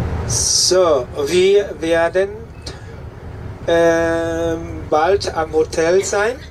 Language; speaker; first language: German; non-native, fluent; Vietnamese